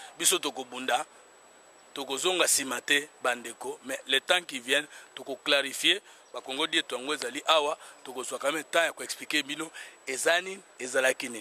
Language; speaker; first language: Lingala; non-native, local second language; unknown